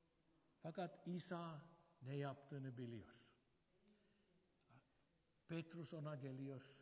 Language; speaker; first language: Turkish; non-native, fluent; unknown